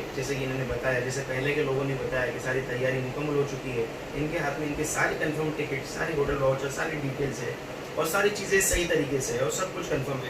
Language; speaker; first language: Hindi; native; Hindi